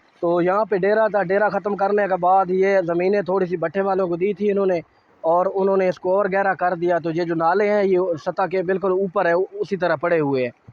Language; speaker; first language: Urdu; non-native, local second language; Saraiki